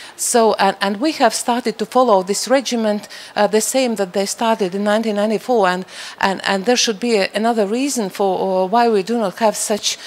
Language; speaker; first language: English; non-native, fluent; Latvian